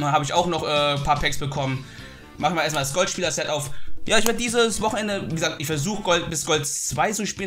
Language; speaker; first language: German; native; German